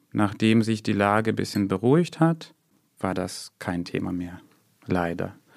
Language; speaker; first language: German; non-native, fluent; Russian